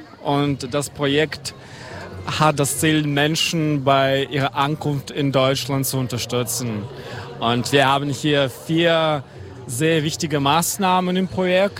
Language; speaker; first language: German; non-native, fluent; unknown